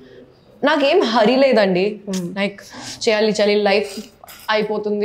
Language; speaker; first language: Telugu; non-native, local second language; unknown